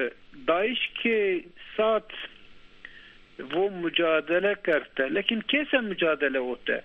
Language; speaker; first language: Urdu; non-native, learner; Turkish